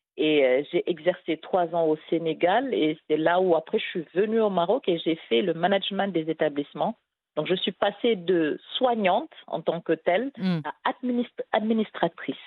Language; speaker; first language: French; non-native, local second language; Wolof